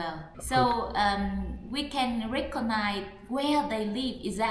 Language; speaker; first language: English; non-native, learner; Vietnamese